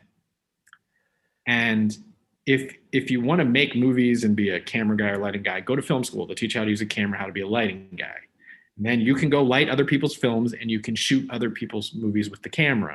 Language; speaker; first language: English; native; English